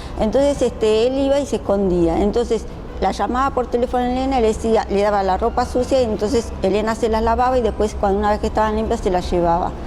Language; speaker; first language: Spanish; early bilingual, other home language; Japanese